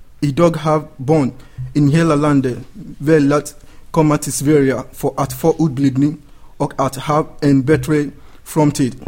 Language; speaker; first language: Swedish; non-native, learner; English